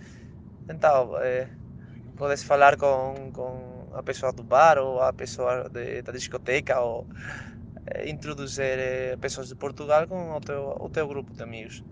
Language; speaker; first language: Portuguese; non-native, fluent; Spanish